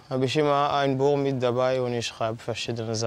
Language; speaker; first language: German; non-native, fluent; French